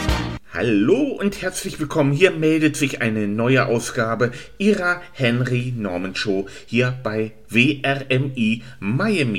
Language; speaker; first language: German; native; German